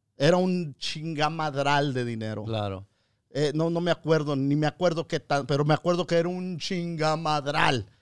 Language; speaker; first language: Spanish; early bilingual, other home language; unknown